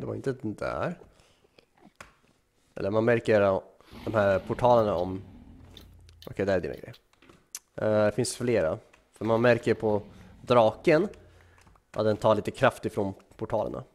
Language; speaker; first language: Swedish; native; Swedish